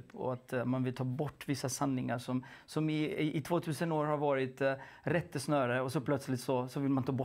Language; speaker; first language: Swedish; non-native, fluent; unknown